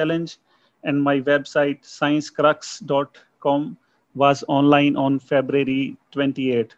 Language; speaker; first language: English; non-native, local second language; Punjabi